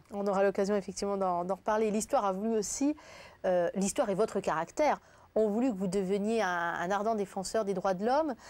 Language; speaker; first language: French; native; French